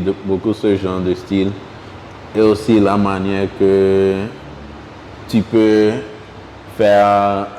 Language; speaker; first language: French; non-native, local second language; Ewe